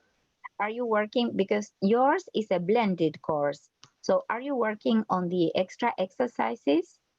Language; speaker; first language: English; non-native, fluent; Spanish